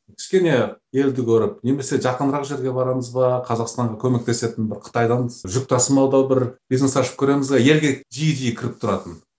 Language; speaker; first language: Kazakh; native; Kazakh